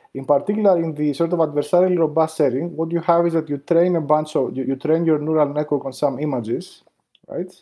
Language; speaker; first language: English; non-native, fluent; Greek